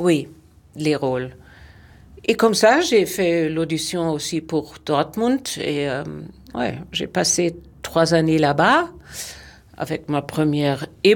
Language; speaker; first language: French; non-native, fluent; German